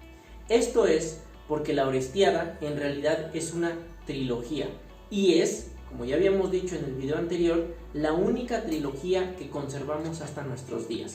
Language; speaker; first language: Spanish; native; Spanish